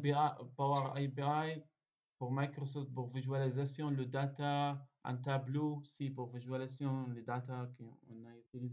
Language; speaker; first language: French; non-native, learner; Arabic